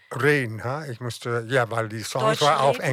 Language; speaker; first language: German; non-native, fluent; English